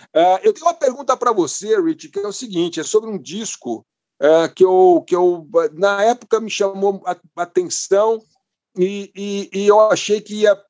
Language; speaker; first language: Portuguese; non-native, fluent; English